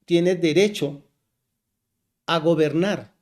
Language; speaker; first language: Spanish; native; Spanish